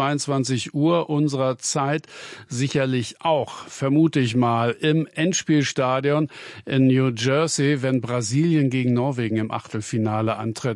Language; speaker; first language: German; native; German